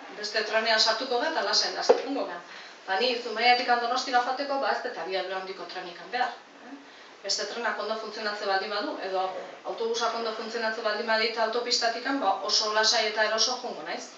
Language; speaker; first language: Basque; native; Basque